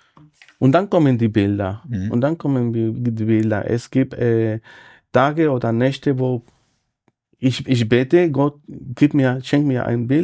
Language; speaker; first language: German; non-native, fluent; Spanish